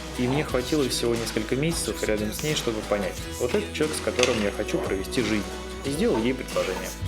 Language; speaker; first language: Russian; native; Russian